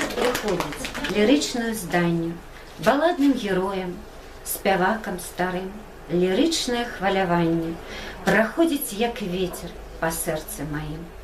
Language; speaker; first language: Belarusian; native; Belarusian